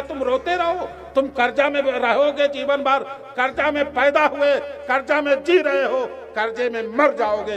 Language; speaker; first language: Hindi; native; Hindi